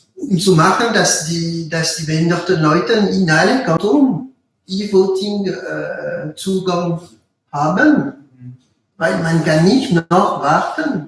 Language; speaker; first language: German; non-native, local second language; French